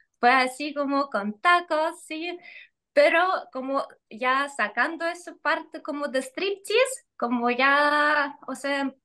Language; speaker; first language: Spanish; non-native, fluent; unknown